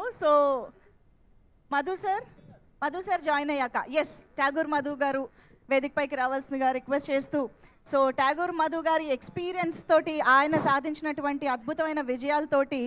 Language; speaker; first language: Telugu; native; Telugu